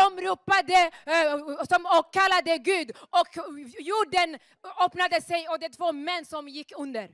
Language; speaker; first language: Swedish; non-native, fluent; Rundi